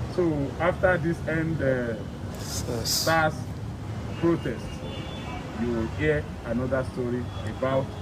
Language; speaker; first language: English; non-native, local second language; Yoruba